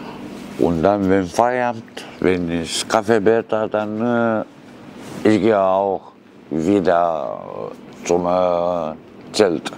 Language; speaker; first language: German; non-native, learner; Romanian